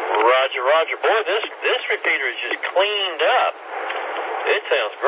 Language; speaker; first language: English; native; English